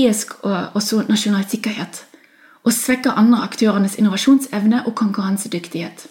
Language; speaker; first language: Norwegian; non-native, fluent; German